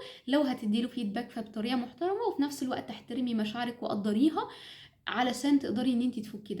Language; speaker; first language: Arabic; native; Arabic